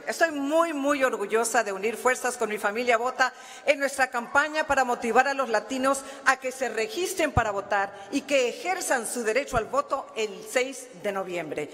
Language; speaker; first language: Spanish; early bilingual, heritage; Spanish